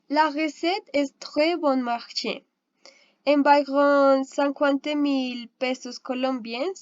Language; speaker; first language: French; non-native, learner; Spanish